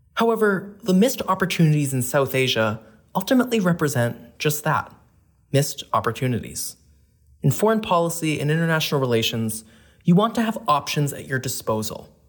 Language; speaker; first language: English; native; English